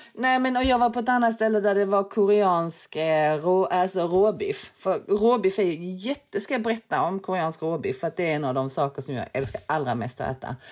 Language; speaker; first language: Swedish; early bilingual, other home language; Korean